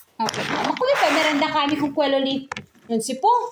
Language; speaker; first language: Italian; non-native, learner; Filipino